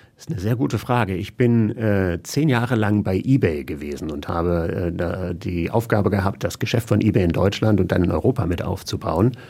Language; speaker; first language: German; native; German